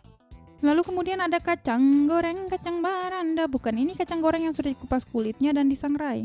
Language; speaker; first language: Indonesian; native; Indonesian